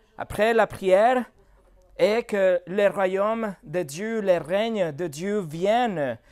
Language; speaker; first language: French; non-native, fluent; Spanish